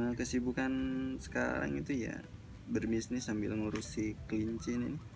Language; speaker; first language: Indonesian; early bilingual, heritage; Indonesian